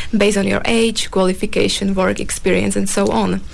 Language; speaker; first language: English; non-native, fluent; Slovak